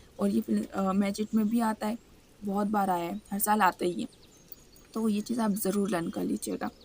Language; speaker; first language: Urdu; native; Urdu